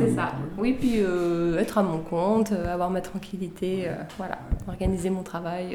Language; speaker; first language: French; native; French